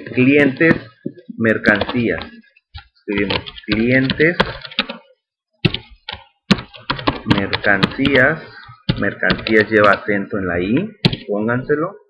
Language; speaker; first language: Spanish; native; Spanish